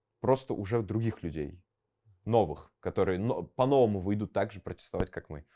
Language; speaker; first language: Russian; native; Russian